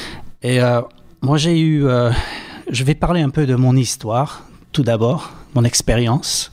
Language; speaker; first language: French; non-native, fluent; English